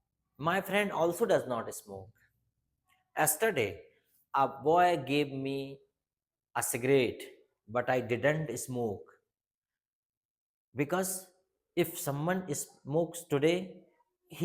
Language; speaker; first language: English; non-native, local second language; Hindi